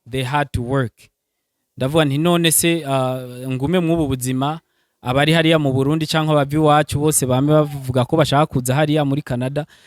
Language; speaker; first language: Rundi; early bilingual, heritage; Rundi